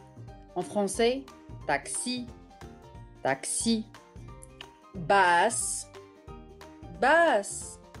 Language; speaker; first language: French; non-native, local second language; Arabic